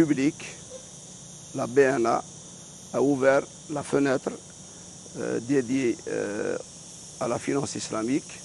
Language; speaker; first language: French; non-native, local second language; Arabic